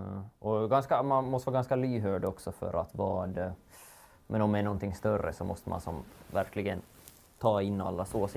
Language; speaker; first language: Swedish; native; Swedish